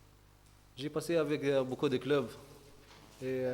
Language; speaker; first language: French; non-native, local second language; Arabic